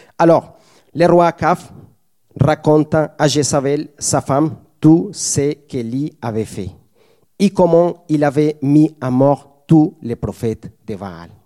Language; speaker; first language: French; non-native, fluent; Spanish